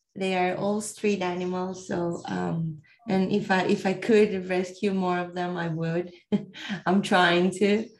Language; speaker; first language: English; non-native, fluent; Spanish